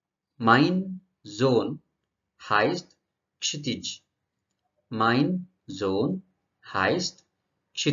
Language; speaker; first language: German; non-native, learner; Marathi